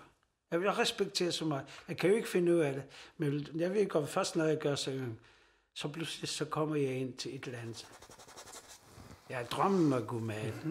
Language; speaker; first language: Danish; non-native, local second language; Kalaallisut